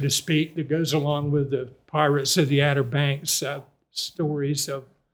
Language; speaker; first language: English; native; English